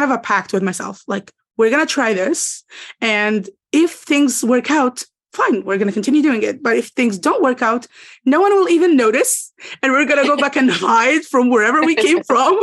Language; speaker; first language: English; non-native, fluent; Arabic